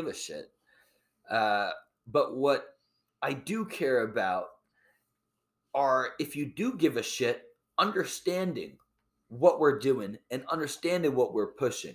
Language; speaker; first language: English; native; English